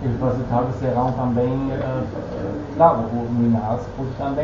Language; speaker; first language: Portuguese; non-native, fluent; Dutch